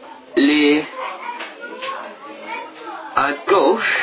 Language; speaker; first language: French; non-native, learner; English